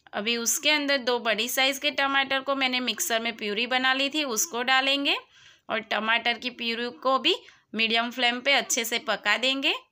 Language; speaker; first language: Hindi; non-native, local second language; Gujarati